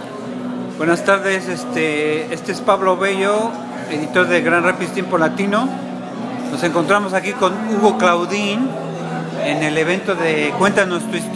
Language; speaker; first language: Spanish; native; Spanish